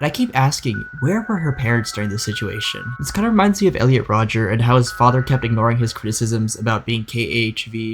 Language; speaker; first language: English; native; English